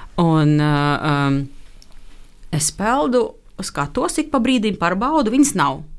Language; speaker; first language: Latvian; non-native, local second language; Russian